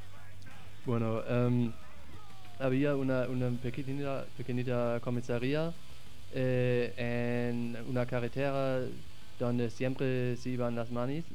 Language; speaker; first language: Spanish; non-native, fluent; German